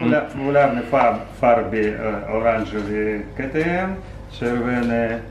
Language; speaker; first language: Polish; non-native, learner; Russian